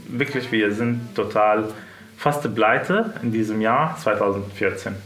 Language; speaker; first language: German; non-native, fluent; Arabic